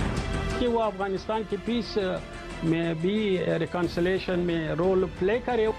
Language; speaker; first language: Hindi; non-native, fluent; Pashto